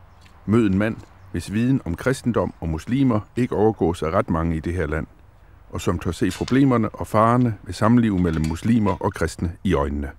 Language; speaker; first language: Danish; native; Danish